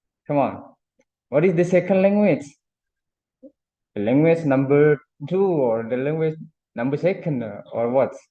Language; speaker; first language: English; non-native, fluent; Indonesian